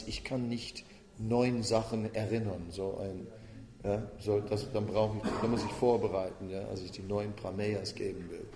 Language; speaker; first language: German; non-native, fluent; Dutch